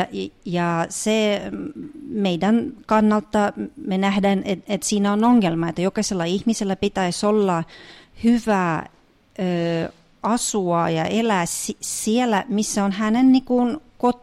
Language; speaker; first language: Finnish; non-native, fluent; Russian